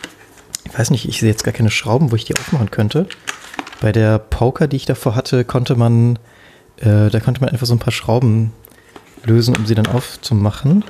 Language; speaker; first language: German; native; German